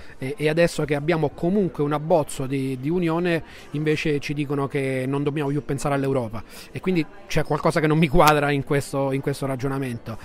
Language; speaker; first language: Italian; native; Italian